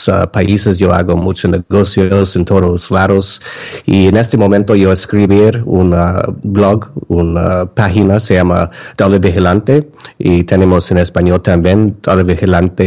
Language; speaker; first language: Spanish; non-native, learner; English